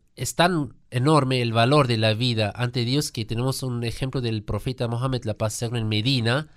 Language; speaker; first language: Spanish; non-native, fluent; German